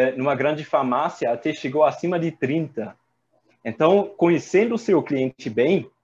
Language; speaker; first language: Portuguese; non-native, fluent; German